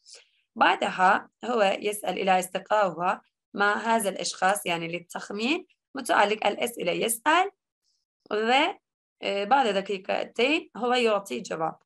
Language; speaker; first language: Arabic; non-native, learner; Turkish